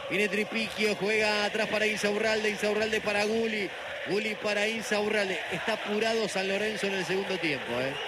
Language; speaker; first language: Spanish; native; Spanish